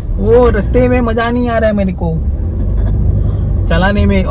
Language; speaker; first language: Hindi; non-native, local second language; Marathi